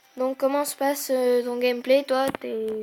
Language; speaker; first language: French; native; French